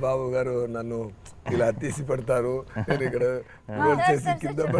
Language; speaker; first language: Telugu; non-native, learner; Tamil